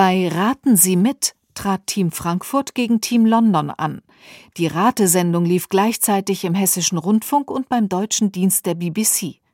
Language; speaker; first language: German; native; German